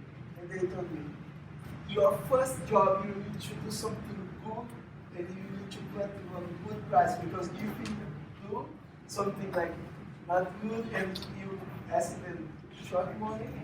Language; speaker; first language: English; non-native, fluent; Portuguese